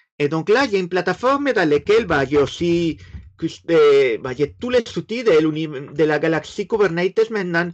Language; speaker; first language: French; non-native, fluent; Spanish